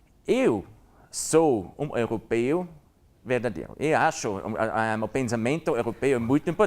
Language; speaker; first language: Portuguese; non-native, learner; German